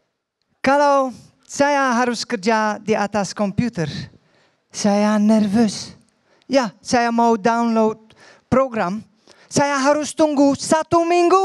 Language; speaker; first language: Indonesian; non-native, learner; Dutch